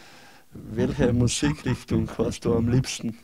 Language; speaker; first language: German; non-native, learner; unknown